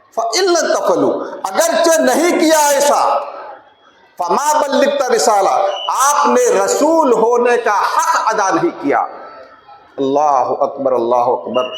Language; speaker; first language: Urdu; non-native, local second language; Telugu